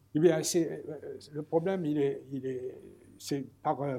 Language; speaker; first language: French; native; French